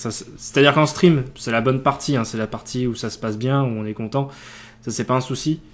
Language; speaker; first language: French; native; French